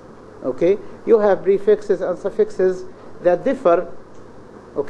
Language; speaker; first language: English; non-native, fluent; Arabic